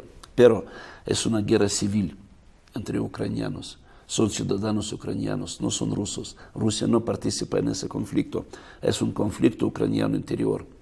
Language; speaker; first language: Spanish; non-native, fluent; Russian